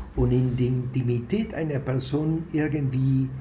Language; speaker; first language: German; non-native, fluent; Spanish